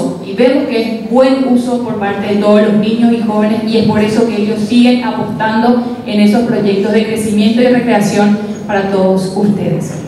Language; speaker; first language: Spanish; native; Spanish